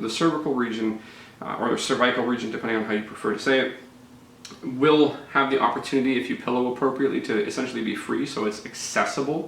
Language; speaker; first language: English; native; English